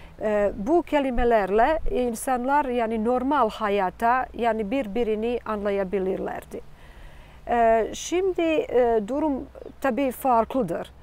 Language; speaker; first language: Turkish; non-native, fluent; Serbian